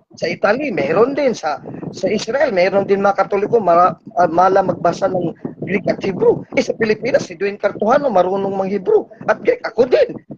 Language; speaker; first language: Filipino; non-native, local second language; Cebuano